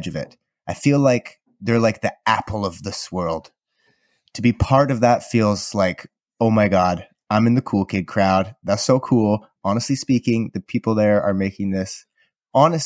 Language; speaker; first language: English; native; English